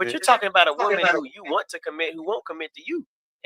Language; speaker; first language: English; native; English